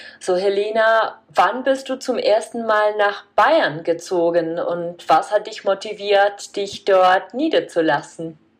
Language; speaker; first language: German; non-native, fluent; Czech